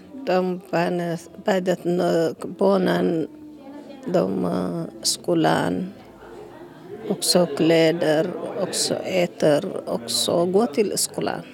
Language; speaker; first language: Swedish; non-native, learner; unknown